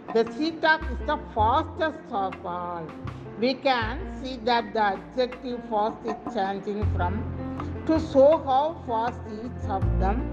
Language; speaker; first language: English; non-native, local second language; Tamil